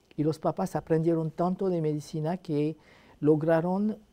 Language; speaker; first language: Spanish; non-native, fluent; Arabic